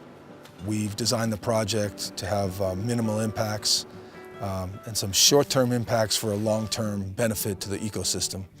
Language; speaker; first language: English; native; English